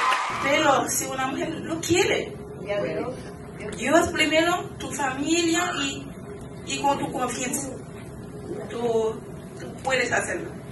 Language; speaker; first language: Spanish; non-native, fluent; Haitian Creole